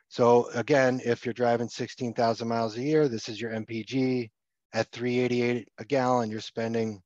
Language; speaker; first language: English; native; English